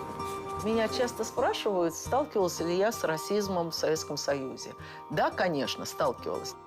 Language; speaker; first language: Russian; native; Russian